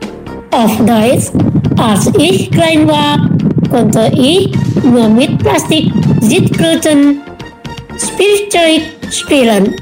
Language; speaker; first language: German; non-native, fluent; Indonesian